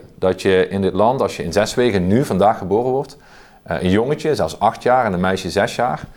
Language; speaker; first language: Dutch; native; Dutch